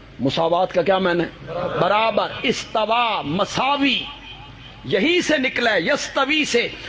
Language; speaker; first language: Urdu; non-native, local second language; Punjabi